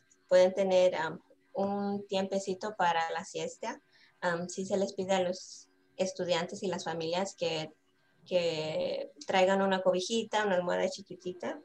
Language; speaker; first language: Spanish; early bilingual, heritage; Spanish